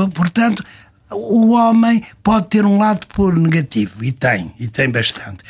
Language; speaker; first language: Portuguese; native; Portuguese